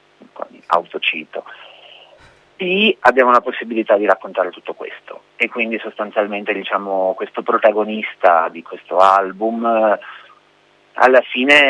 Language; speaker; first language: Italian; native; Italian